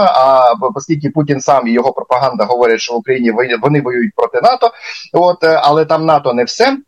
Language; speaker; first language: Ukrainian; native; Ukrainian